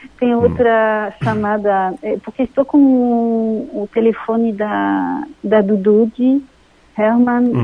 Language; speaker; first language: Portuguese; non-native, fluent; French